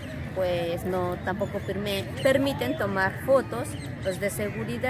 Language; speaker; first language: Spanish; native; Spanish